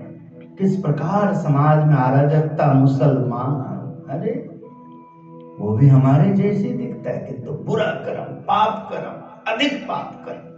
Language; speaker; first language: Hindi; native; Hindi